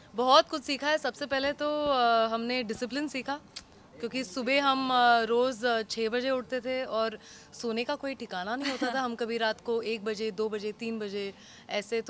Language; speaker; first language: Hindi; non-native, local second language; Tamil